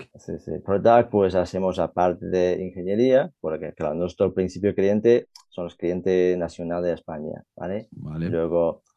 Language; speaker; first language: Spanish; non-native, fluent; Chinese